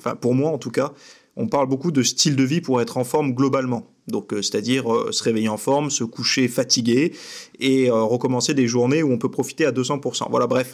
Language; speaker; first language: French; native; French